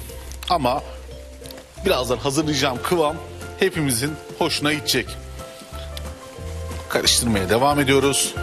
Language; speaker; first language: Turkish; native; Turkish